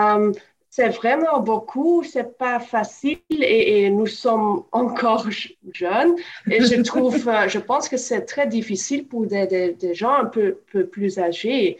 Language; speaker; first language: French; non-native, local second language; Dutch